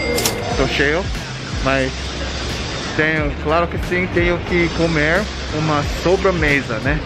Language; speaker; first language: Portuguese; non-native, learner; English